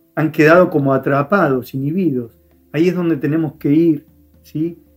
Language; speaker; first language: Spanish; native; Spanish